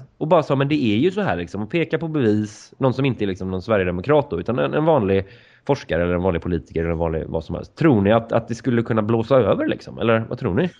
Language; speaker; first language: Swedish; native; Swedish